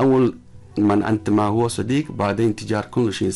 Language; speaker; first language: Arabic; non-native, learner; Chinese